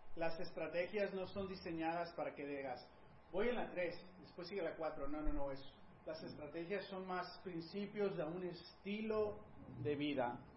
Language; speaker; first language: Spanish; early bilingual, heritage; Spanish